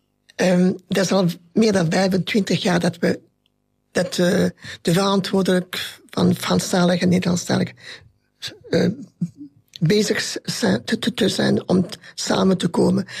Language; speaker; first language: Dutch; non-native, local second language; French